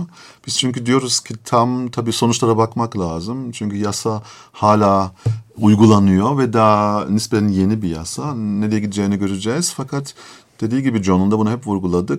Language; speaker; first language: Turkish; native; Turkish